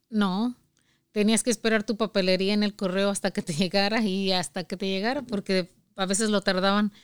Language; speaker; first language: Spanish; native; Spanish